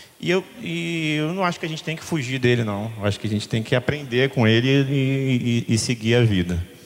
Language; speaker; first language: Portuguese; native; Portuguese